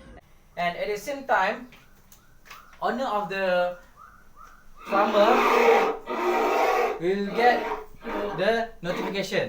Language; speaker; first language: English; non-native, local second language; Malay